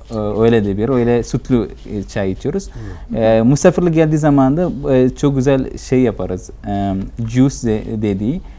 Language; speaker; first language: Turkish; non-native, fluent; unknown